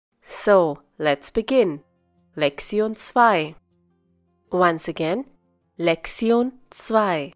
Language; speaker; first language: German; non-native, fluent; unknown